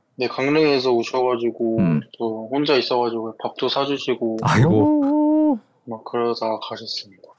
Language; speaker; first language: Korean; native; Korean